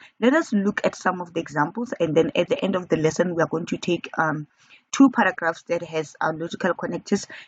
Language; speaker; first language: English; non-native, local second language; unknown